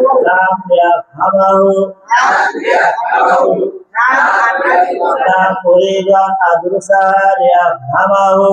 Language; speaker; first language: Arabic; non-native, fluent; Bangla